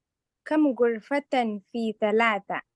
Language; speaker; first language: Arabic; non-native, learner; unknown